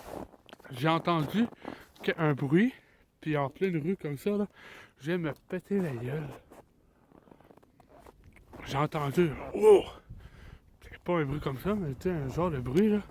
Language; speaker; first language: French; native; French